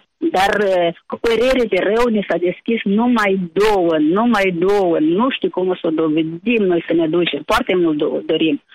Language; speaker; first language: Romanian; native; Romanian